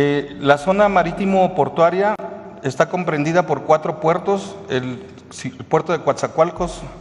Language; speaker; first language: Spanish; native; Spanish